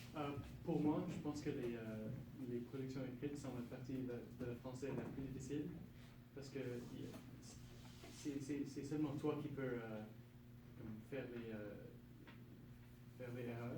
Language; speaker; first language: French; non-native, local second language; English